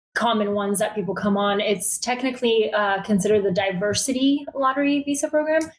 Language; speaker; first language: English; early bilingual, other home language; Bulgarian